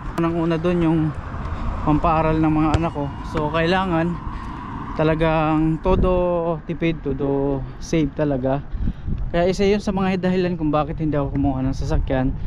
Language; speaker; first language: Filipino; native; Filipino